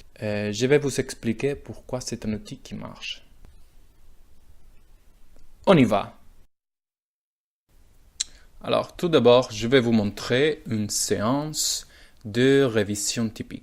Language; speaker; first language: French; non-native, learner; Spanish